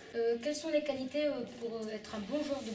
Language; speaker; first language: French; native; French